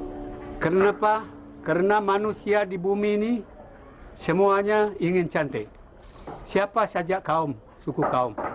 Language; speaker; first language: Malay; non-native, local second language; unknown